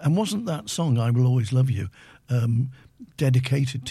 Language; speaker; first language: English; native; English